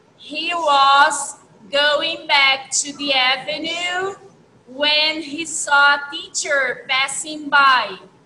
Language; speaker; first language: English; non-native, fluent; Portuguese